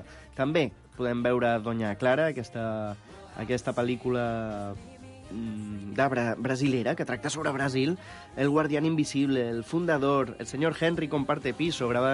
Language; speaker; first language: Catalan; native; Catalan